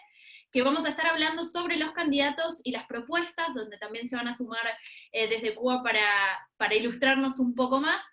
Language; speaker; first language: Spanish; native; Spanish